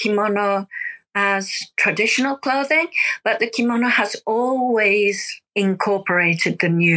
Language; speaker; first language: English; native; English